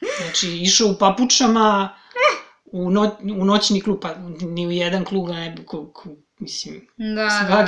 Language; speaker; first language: Serbian; native; Serbian